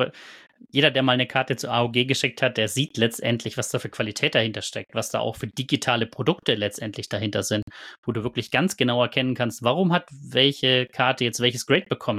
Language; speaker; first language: German; native; German